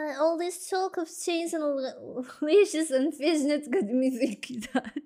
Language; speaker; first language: English; non-native, learner; Spanish